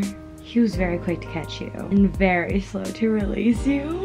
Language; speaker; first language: English; native; English